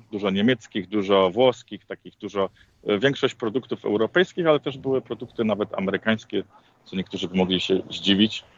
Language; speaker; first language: Polish; native; Polish